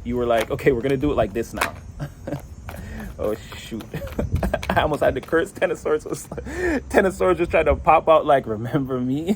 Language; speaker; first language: English; native; English